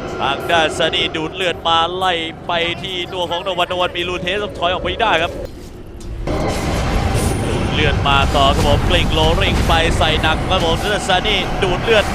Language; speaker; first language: Thai; native; Thai